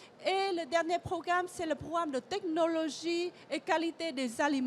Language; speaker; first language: French; non-native, fluent; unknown